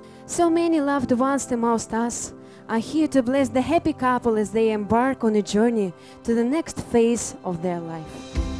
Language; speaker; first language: English; non-native, fluent; Russian